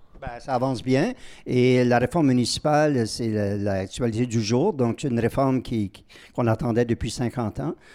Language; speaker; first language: French; native; French